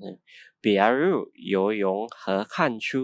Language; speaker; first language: Chinese; non-native, fluent; Lao